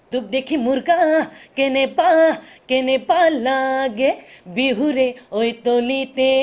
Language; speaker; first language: Hindi; non-native, local second language; Assamese